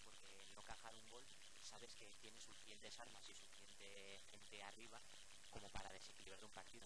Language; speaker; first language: Spanish; native; Spanish